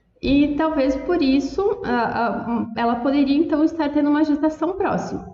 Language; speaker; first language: Portuguese; native; Portuguese